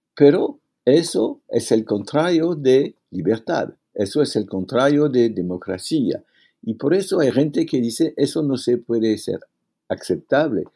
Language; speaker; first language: Spanish; non-native, fluent; French